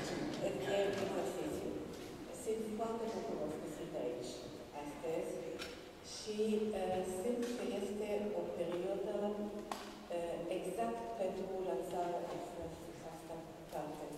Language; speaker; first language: Romanian; non-native, learner; Hebrew